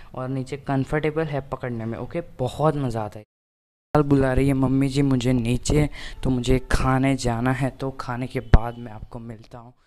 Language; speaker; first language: Hindi; native; Hindi